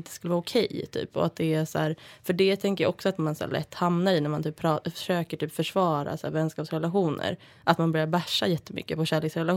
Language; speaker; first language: Swedish; native; Swedish